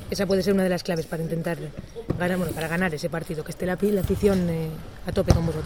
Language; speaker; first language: Spanish; native; Spanish